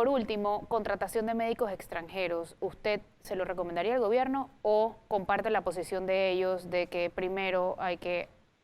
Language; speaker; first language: Spanish; native; Spanish